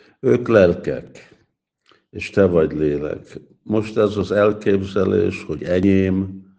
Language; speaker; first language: Hungarian; early bilingual, heritage; Hungarian